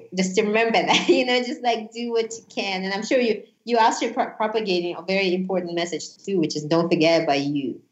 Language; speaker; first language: English; non-native, fluent; Russian